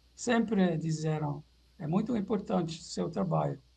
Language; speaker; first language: Portuguese; non-native, fluent; Dutch